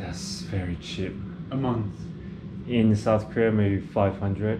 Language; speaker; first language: English; non-native, learner; Korean